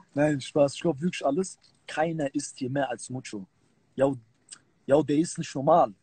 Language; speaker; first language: German; early bilingual, other home language; Turkish